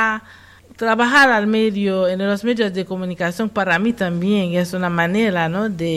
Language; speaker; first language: Spanish; non-native, fluent; Haitian Creole